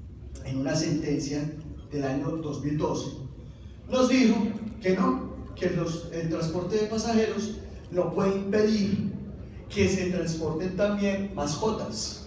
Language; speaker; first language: Spanish; native; Spanish